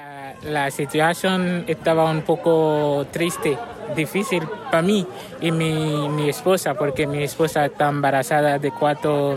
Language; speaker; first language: Spanish; non-native, learner; Haitian Creole